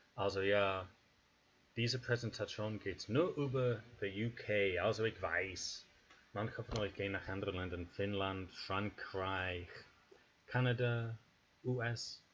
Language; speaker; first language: German; non-native, fluent; English